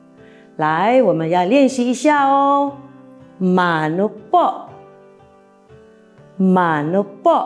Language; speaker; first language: Chinese; non-native, fluent; Filipino